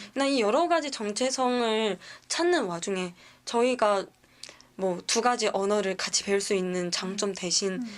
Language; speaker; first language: Korean; native; Korean